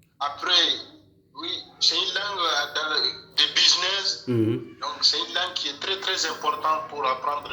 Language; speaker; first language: French; non-native, local second language; Bambara